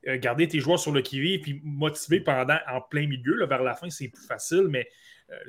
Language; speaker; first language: French; native; French